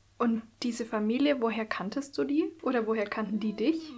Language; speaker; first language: German; native; German